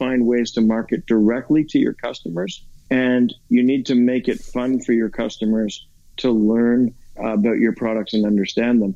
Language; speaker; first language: English; native; English